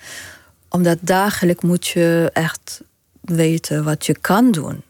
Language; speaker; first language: Dutch; non-native, fluent; Arabic